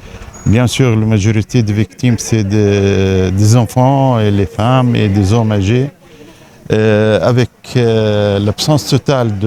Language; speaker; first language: French; non-native, learner; Arabic